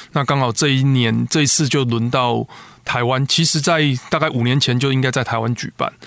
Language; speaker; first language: Chinese; native; Chinese